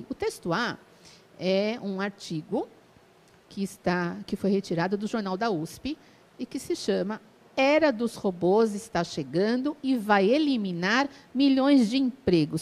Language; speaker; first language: Portuguese; native; Portuguese